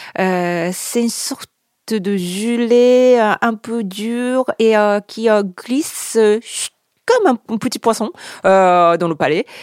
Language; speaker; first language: French; non-native, fluent; Japanese